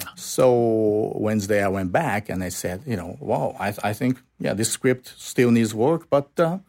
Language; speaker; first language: English; non-native, fluent; Japanese